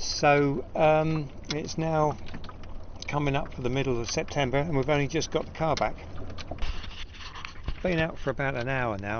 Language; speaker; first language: English; native; English